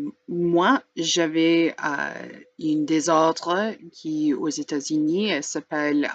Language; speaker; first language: French; non-native, learner; English